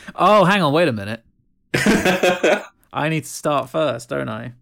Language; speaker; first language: English; native; English